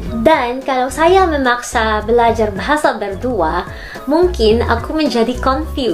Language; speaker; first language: Indonesian; non-native, learner; Filipino